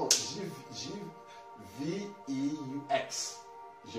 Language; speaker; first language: French; non-native, learner; English